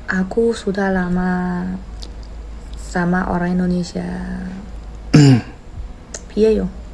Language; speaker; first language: Indonesian; non-native, learner; Chinese